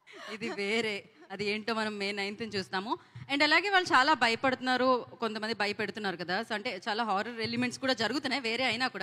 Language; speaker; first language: Telugu; native; Telugu